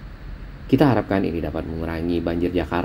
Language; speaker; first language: Indonesian; native; Indonesian